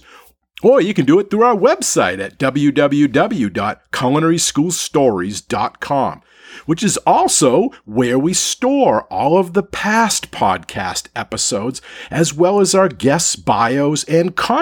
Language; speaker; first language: English; native; English